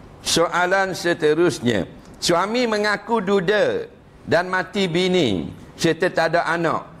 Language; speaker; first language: Malay; native; Malay